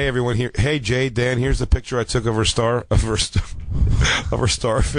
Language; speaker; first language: English; native; English